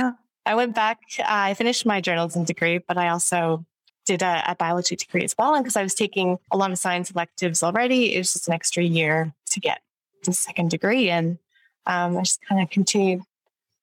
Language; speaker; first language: English; native; English